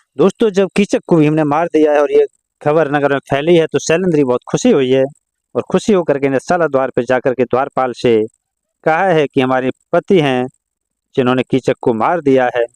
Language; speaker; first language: Hindi; native; Hindi